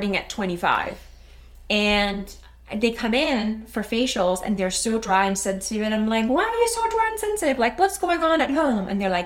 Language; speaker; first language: English; non-native, fluent; Danish